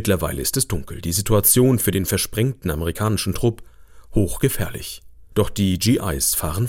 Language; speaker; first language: German; native; German